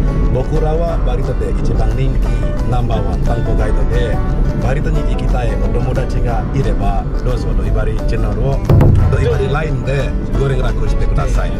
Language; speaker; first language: Japanese; non-native, fluent; Indonesian